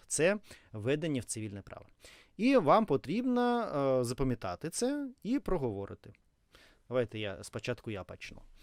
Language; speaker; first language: Ukrainian; non-native, local second language; Russian